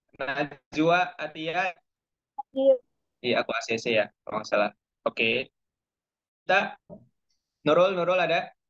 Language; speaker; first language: Indonesian; native; Indonesian